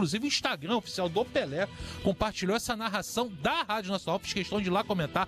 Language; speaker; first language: Portuguese; native; Portuguese